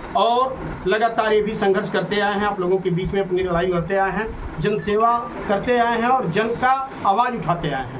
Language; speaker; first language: Hindi; native; Hindi